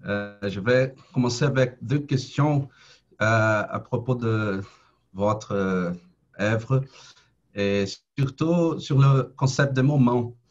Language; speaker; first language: French; non-native, fluent; Portuguese